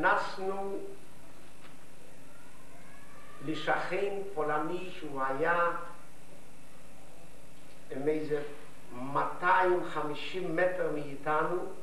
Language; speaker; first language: Hebrew; non-native, fluent; Yiddish